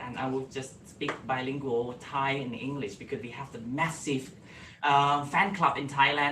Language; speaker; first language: English; non-native, learner; Thai